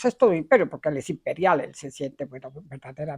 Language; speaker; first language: Spanish; native; Spanish